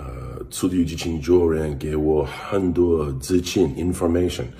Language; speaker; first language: Chinese; non-native, learner; English